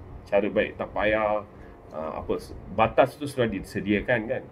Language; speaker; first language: Malay; non-native, local second language; Tamil